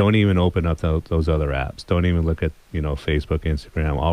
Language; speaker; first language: English; native; English